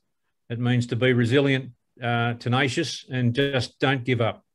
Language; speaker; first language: English; native; English